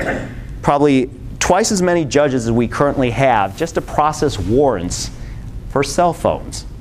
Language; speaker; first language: English; native; English